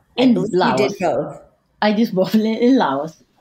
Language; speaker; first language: English; non-native, fluent; French